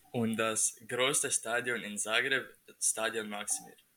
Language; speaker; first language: German; non-native, learner; Croatian